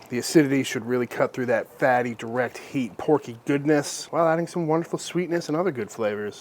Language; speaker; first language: English; native; English